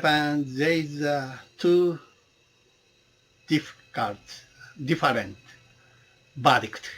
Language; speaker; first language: English; non-native, learner; Japanese